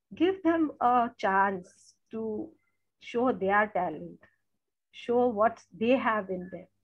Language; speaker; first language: English; non-native, local second language; Gujarati